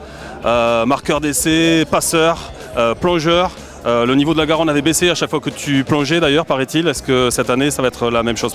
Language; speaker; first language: French; native; French